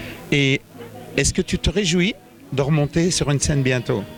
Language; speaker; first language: French; native; French